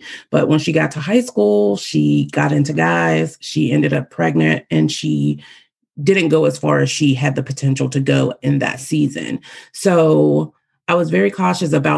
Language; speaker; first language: English; native; English